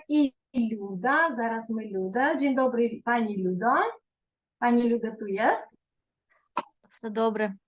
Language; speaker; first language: Polish; non-native, fluent; Ukrainian